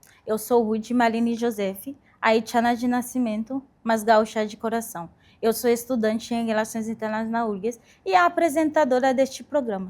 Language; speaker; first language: Portuguese; non-native, fluent; Haitian Creole